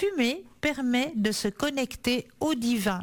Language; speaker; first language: French; native; French